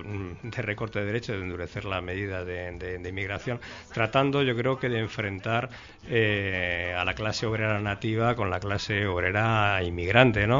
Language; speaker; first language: Spanish; native; Spanish